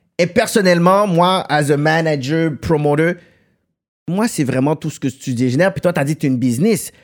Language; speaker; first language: French; native; French